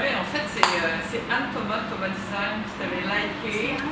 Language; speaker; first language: French; native; French